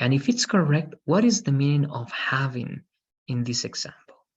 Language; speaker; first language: English; non-native, fluent; Spanish